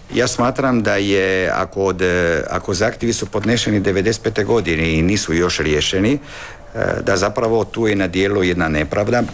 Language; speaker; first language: Serbian; non-native, local second language; Italian